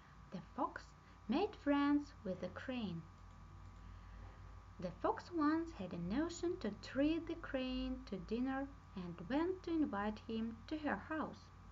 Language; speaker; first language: English; non-native, fluent; Russian